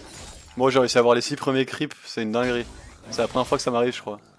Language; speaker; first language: French; native; French